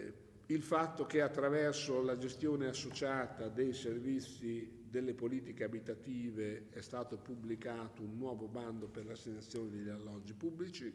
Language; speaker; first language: Italian; native; Italian